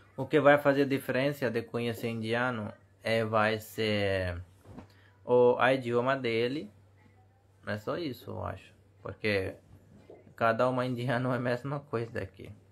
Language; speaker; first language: Portuguese; non-native, learner; Hindi